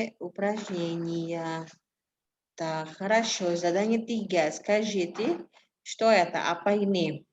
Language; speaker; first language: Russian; non-native, fluent; Indonesian